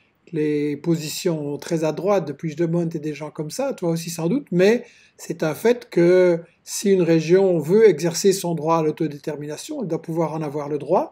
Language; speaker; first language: French; native; French